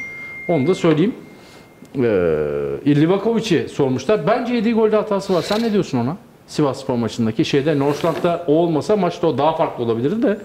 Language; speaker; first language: Turkish; native; Turkish